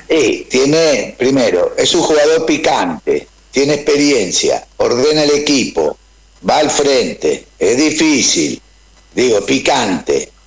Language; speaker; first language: Spanish; native; Spanish